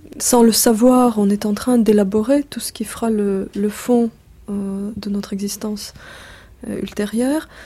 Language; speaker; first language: French; non-native, fluent; Russian